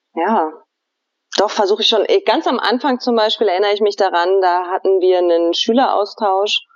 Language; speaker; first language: German; native; German